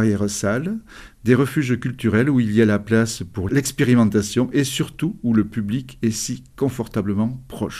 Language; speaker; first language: French; native; French